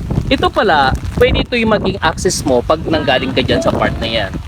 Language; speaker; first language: Filipino; native; Filipino